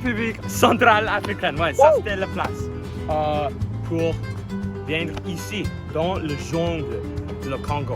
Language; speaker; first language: French; non-native, learner; English